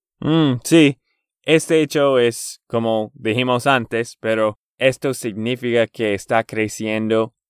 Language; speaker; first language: Spanish; non-native, fluent; English